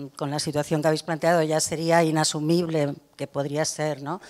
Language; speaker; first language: Spanish; native; Spanish